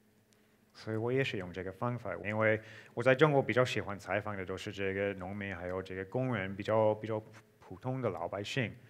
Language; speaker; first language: Chinese; non-native, fluent; English